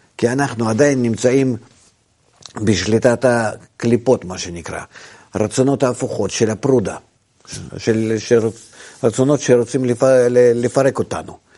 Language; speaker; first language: Hebrew; non-native, fluent; Russian